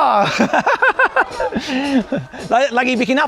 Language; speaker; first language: Indonesian; non-native, fluent; English